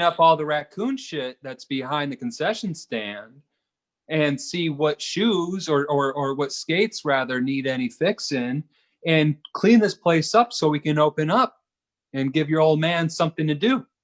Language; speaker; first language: English; native; English